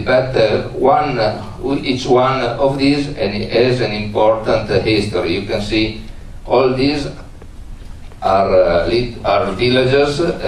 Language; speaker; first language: English; non-native, learner; Italian